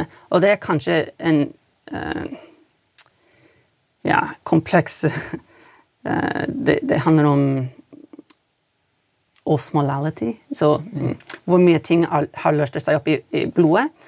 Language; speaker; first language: Swedish; non-native, learner; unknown